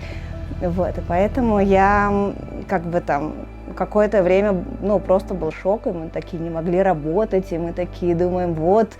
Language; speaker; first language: Russian; native; Russian